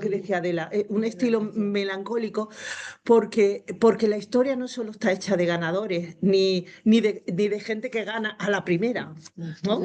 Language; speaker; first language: Spanish; native; Spanish